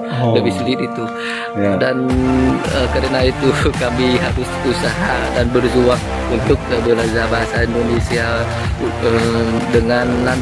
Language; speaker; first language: Indonesian; non-native, learner; Vietnamese